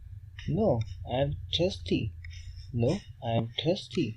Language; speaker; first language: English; non-native, learner; Urdu